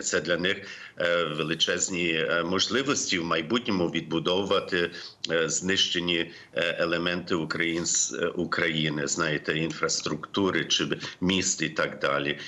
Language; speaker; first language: Ukrainian; early bilingual, heritage; Ukrainian